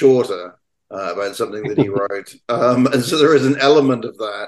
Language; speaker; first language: English; native; English